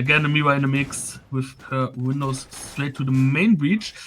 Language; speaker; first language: English; non-native, fluent; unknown